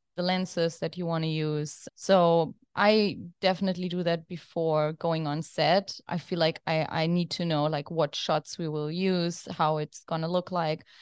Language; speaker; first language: English; non-native, fluent; German